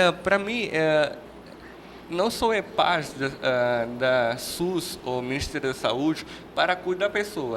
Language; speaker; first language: Portuguese; non-native, learner; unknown